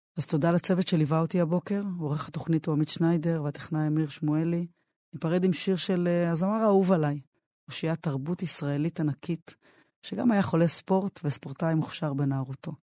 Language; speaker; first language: Hebrew; native; Hebrew